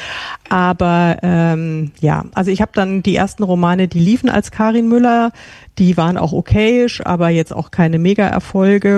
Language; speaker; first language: German; native; German